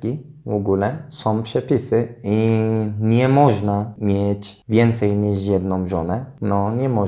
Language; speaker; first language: Polish; non-native, fluent; Turkish